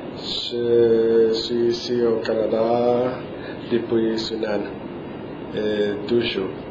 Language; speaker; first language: French; non-native, learner; Spanish